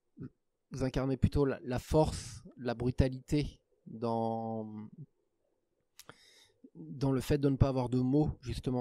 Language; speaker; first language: French; native; French